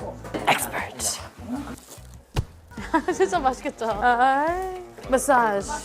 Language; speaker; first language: Korean; non-native, learner; English